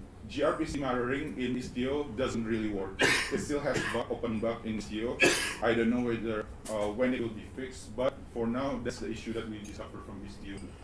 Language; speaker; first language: English; non-native, fluent; Indonesian